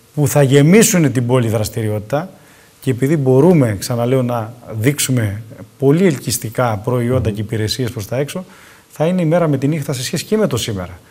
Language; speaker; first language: Greek; native; Greek